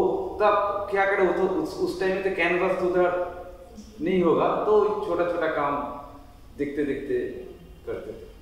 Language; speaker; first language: Hindi; non-native, local second language; Bangla